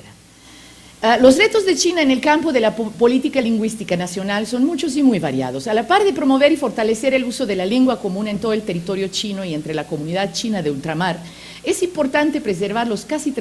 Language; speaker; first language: Spanish; non-native, fluent; Macedonian